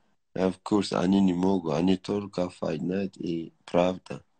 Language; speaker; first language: Russian; non-native, learner; Tajik